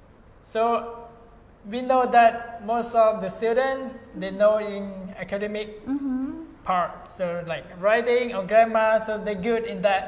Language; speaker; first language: English; non-native, fluent; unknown